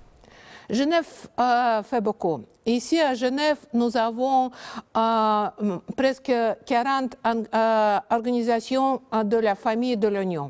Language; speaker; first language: French; non-native, learner; Russian